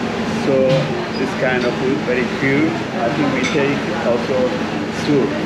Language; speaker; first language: English; non-native, learner; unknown